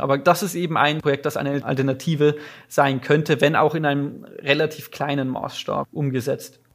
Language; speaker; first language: German; native; German